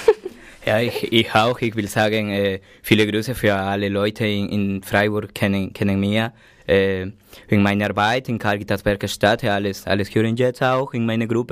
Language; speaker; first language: German; non-native, learner; Spanish